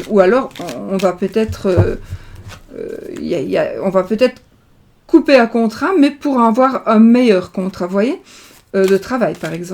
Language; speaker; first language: French; native; French